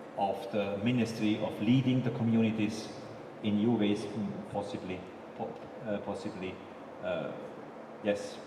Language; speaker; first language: English; non-native, fluent; German